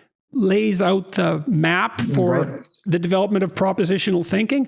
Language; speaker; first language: English; native; English